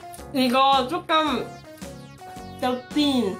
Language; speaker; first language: Korean; non-native, learner; Cantonese